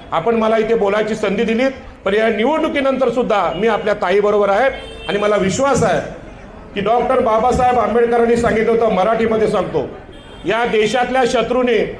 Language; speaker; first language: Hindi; non-native, local second language; Marathi